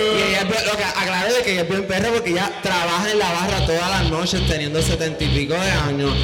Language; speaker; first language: Spanish; native; Spanish